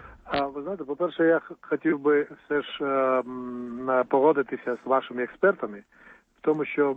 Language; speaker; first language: Ukrainian; non-native, fluent; Georgian